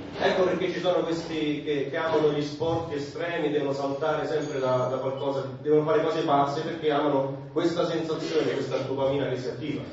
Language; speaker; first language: Italian; native; Italian